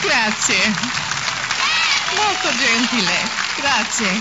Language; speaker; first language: Italian; non-native, learner; English